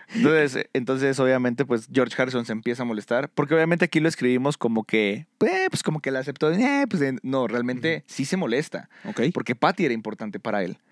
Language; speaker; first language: Spanish; native; Spanish